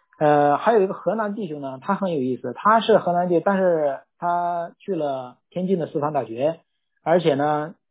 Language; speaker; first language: Chinese; non-native, local second language; Korean